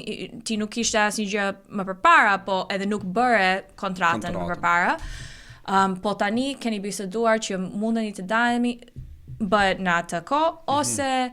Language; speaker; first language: Albanian; early bilingual, heritage; Albanian